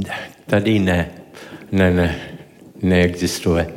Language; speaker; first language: Czech; non-native, learner; English